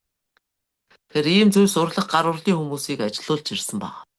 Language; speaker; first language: Mongolian; native; Mongolian